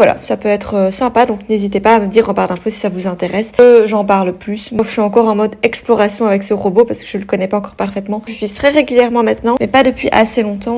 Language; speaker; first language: French; native; French